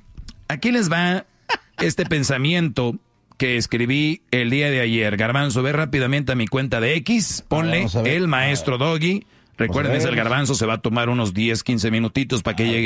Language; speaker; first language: Spanish; native; Spanish